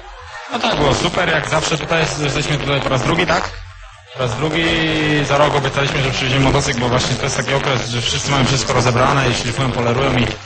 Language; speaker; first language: Polish; non-native, learner; Croatian